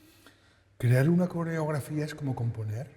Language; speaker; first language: Spanish; native; Spanish